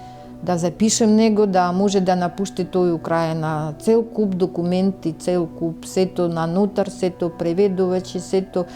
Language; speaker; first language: Macedonian; non-native, learner; Russian